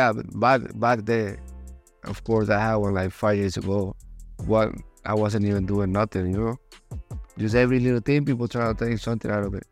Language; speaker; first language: English; non-native, fluent; Spanish